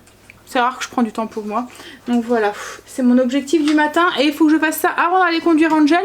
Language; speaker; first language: French; native; French